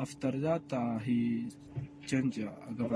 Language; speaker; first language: English; non-native, learner; Arabic